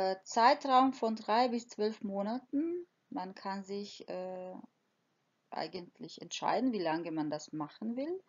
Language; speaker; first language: German; non-native, fluent; Croatian